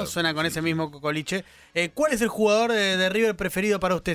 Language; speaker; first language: Spanish; native; Spanish